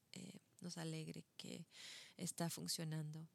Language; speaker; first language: Spanish; non-native, fluent; English